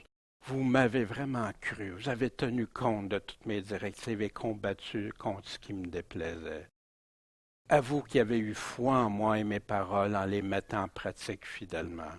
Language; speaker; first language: French; native; French